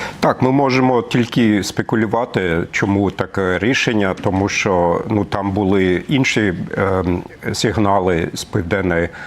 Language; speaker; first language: Ukrainian; non-native, fluent; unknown